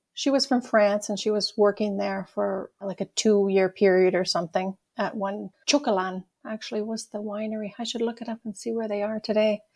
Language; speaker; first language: English; native; English